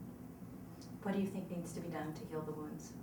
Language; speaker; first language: English; native; English